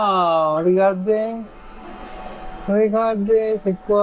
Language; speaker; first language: French; non-native, fluent; Spanish